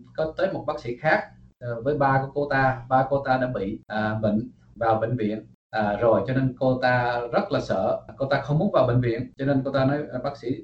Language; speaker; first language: Vietnamese; early bilingual, heritage; Vietnamese